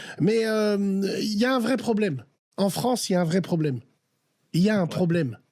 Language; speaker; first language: French; early bilingual, other home language; Arabic